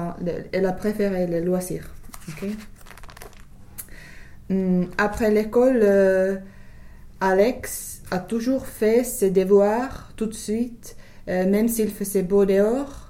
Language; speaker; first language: French; non-native, fluent; English